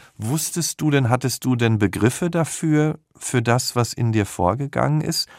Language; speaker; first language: German; native; German